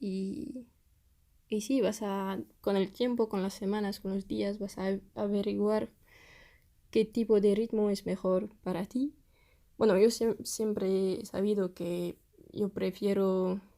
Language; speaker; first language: Spanish; non-native, fluent; French